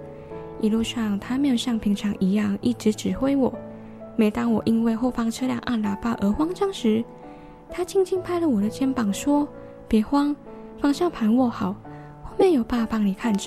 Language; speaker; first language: Chinese; native; Chinese